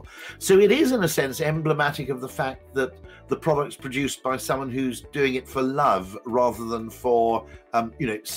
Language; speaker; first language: English; native; English